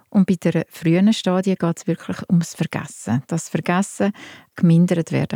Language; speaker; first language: German; native; German